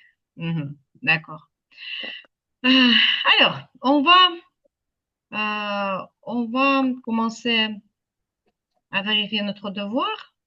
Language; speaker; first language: French; non-native, fluent; Ukrainian